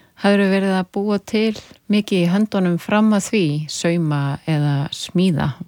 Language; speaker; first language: Icelandic; native; Icelandic